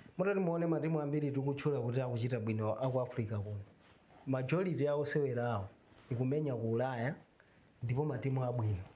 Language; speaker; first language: Nyanja; native; Nyanja